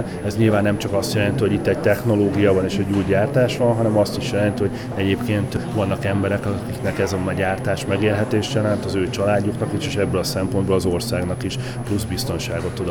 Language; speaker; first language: Hungarian; native; Hungarian